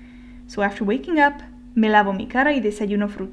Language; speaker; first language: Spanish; non-native, fluent; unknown